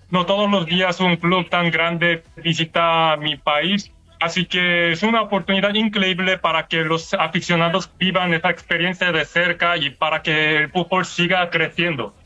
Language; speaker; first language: Spanish; non-native, learner; Korean